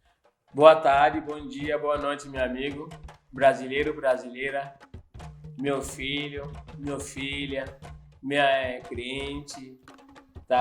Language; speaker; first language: Portuguese; non-native, learner; Yoruba